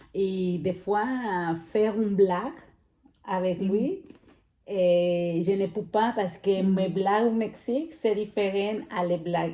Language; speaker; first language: French; non-native, fluent; Spanish